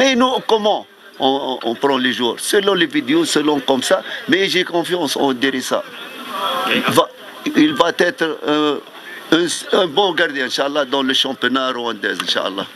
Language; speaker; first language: French; non-native, fluent; Arabic